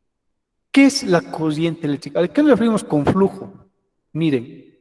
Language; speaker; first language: Spanish; native; Spanish